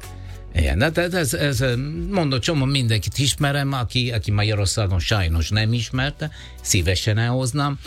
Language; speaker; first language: Hungarian; non-native, learner; Italian